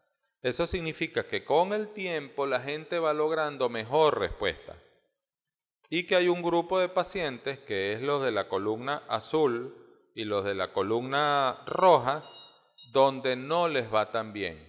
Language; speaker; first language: Spanish; native; Spanish